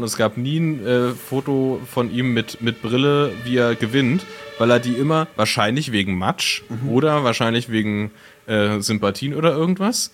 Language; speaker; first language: German; native; German